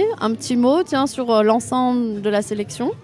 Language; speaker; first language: French; native; French